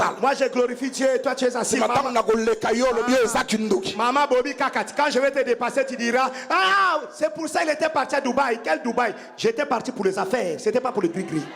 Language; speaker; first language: French; non-native, local second language; Lingala